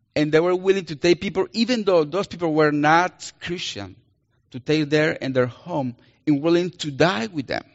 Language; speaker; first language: English; non-native, fluent; Spanish